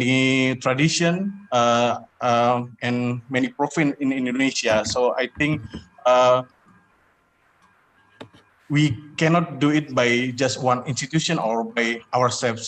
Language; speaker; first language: English; non-native, learner; Indonesian